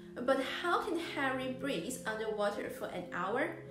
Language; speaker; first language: English; non-native, fluent; Chinese